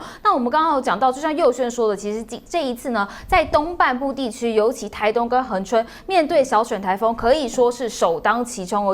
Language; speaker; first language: Chinese; native; Chinese